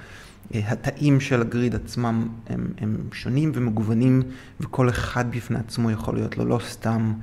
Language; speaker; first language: Hebrew; native; Hebrew